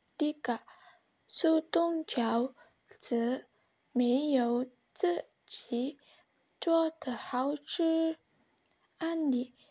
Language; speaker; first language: Chinese; non-native, learner; Indonesian